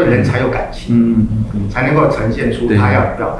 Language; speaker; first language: Chinese; native; Chinese